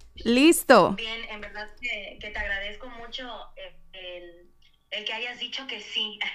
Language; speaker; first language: Spanish; native; Spanish